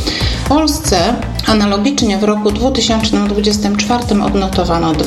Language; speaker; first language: Polish; native; Polish